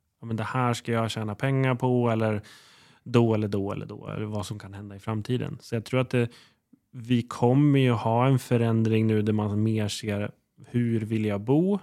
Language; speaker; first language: Swedish; native; Swedish